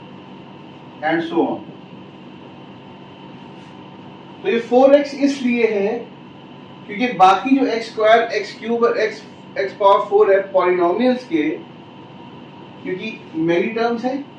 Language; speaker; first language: Hindi; native; Hindi